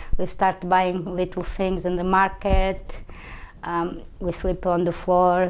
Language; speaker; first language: English; non-native, learner; Portuguese